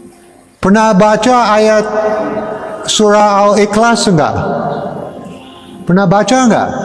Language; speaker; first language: Indonesian; non-native, fluent; English